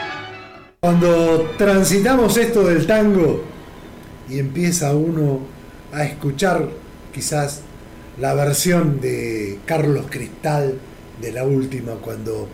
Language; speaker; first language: Spanish; native; Spanish